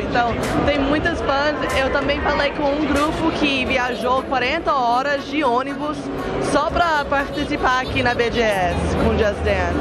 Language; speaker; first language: Portuguese; non-native, fluent; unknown